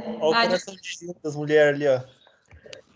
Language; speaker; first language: Portuguese; native; Portuguese